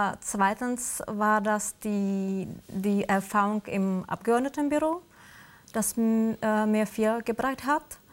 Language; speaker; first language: German; non-native, fluent; Czech